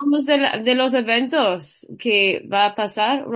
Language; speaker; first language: Spanish; early bilingual, heritage; Spanish